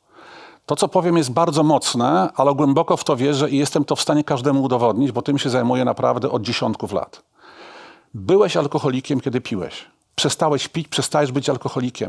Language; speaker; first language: Polish; native; Polish